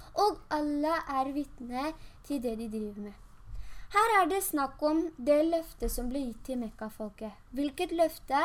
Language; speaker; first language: Norwegian; early bilingual, other home language; Urdu